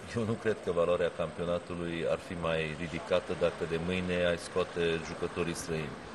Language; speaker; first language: Romanian; non-native, local second language; Hungarian